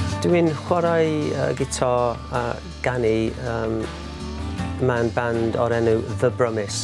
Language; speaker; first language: Welsh; non-native, learner; English